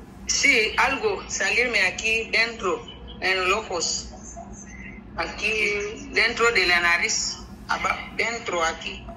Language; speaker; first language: Spanish; non-native, learner; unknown